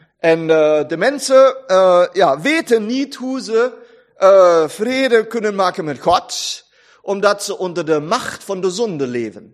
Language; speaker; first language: Dutch; non-native, fluent; German